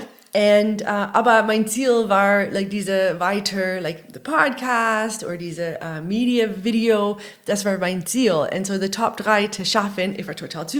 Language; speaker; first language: German; non-native, learner; English